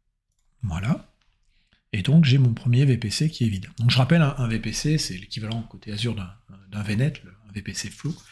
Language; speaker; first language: French; native; French